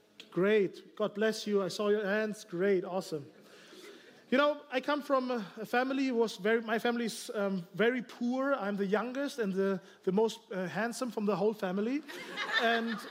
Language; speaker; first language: English; non-native, learner; German